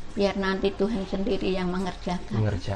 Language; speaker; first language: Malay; non-native, local second language; Javanese